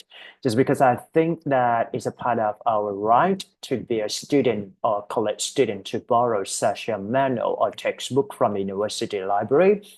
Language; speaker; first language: English; non-native, fluent; Thai